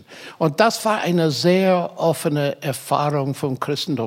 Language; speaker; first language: German; non-native, fluent; English